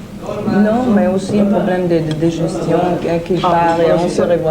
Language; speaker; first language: French; non-native, learner; Italian